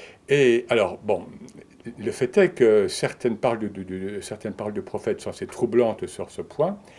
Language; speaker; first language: French; native; French